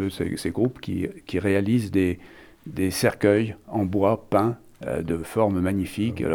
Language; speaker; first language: French; native; French